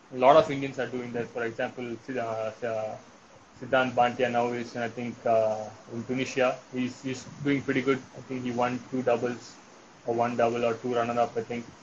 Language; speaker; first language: English; non-native, local second language; Tamil